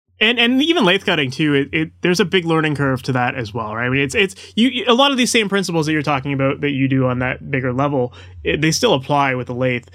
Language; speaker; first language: English; native; English